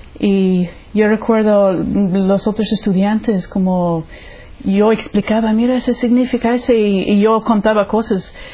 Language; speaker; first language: Spanish; non-native, fluent; English